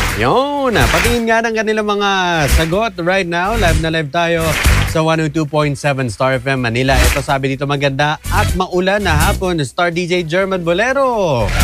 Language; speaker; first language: Filipino; native; Filipino